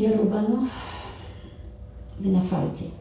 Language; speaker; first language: Hebrew; non-native, fluent; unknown